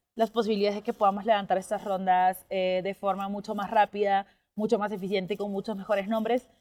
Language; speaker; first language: Spanish; native; Spanish